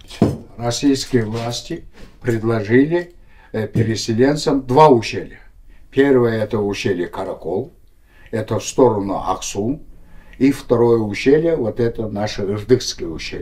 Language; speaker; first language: Russian; non-native, local second language; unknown